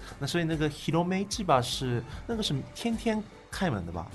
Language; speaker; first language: Chinese; non-native, learner; Japanese